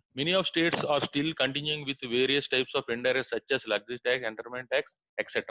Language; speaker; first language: English; non-native, local second language; Telugu